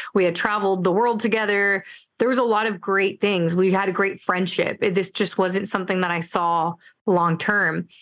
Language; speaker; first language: English; early bilingual, other home language; Spanish